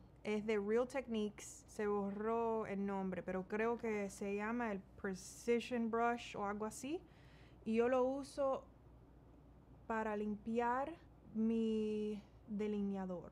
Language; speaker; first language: Spanish; early bilingual, heritage; Spanish